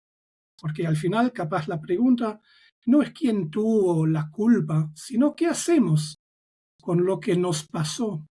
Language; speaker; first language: Spanish; non-native, fluent; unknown